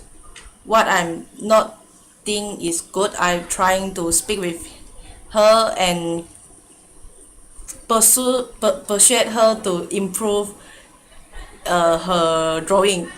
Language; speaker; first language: English; non-native, local second language; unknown